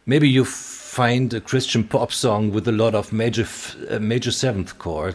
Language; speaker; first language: English; non-native, fluent; German